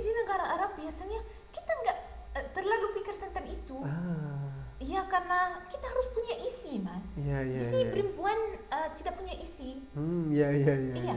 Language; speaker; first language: Indonesian; non-native, learner; Arabic